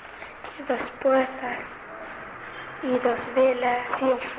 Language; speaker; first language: Spanish; non-native, learner; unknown